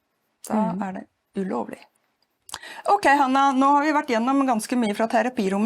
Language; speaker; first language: Norwegian; native; Norwegian